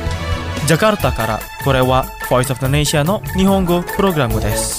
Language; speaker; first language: Japanese; non-native, fluent; Indonesian